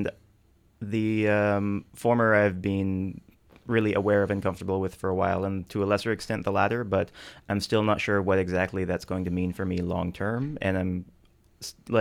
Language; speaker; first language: English; native; English